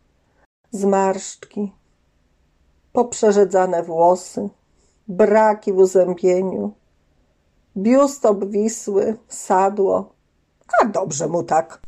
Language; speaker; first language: Polish; native; Polish